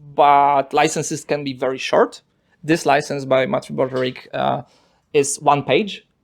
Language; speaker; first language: English; non-native, fluent; Polish